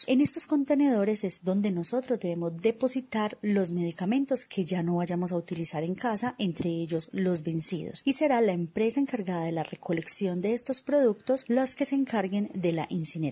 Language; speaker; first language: Spanish; native; Spanish